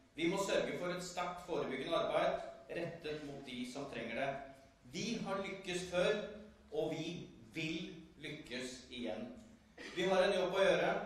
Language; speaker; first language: Norwegian; native; Norwegian